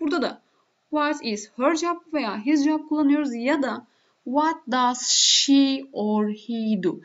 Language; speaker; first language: English; non-native, fluent; Turkish